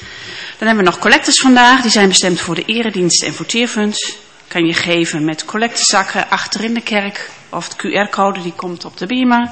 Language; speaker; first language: Dutch; native; Dutch